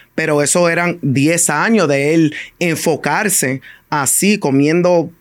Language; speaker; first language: Spanish; early bilingual, heritage; Spanish